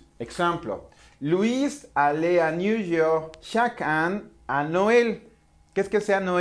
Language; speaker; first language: French; non-native, learner; Spanish